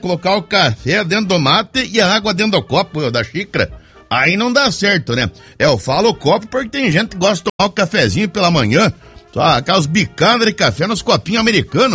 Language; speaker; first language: Portuguese; native; Portuguese